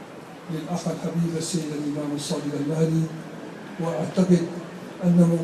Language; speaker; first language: Arabic; native; Arabic